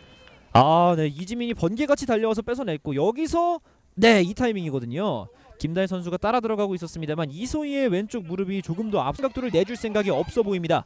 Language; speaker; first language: Korean; native; Korean